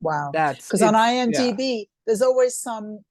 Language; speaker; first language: English; native; English